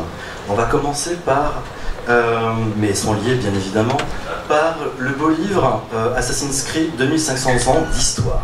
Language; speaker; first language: French; native; French